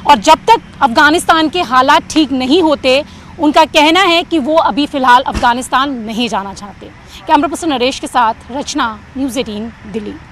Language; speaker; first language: Hindi; native; Hindi